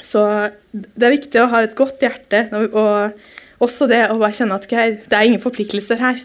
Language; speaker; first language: Norwegian; native; Norwegian